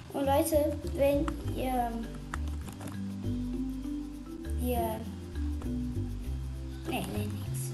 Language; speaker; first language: German; non-native, learner; Portuguese